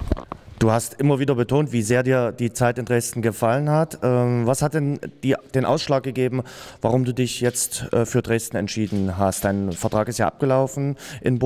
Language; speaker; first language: German; native; German